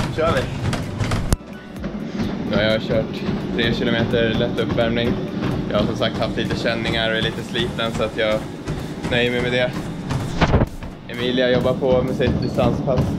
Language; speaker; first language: Swedish; native; Swedish